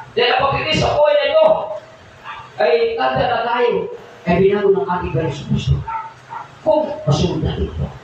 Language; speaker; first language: Filipino; non-native, local second language; Cebuano